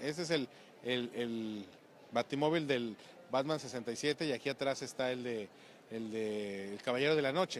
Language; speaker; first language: Spanish; native; Spanish